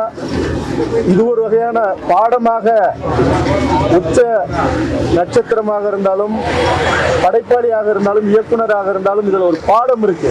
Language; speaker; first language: Tamil; native; Tamil